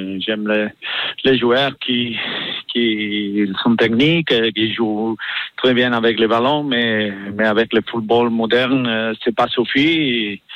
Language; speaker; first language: French; non-native, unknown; Catalan